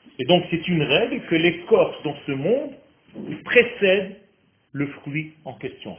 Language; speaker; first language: French; non-native, fluent; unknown